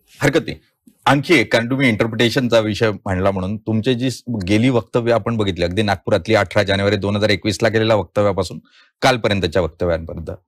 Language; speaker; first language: Marathi; native; Marathi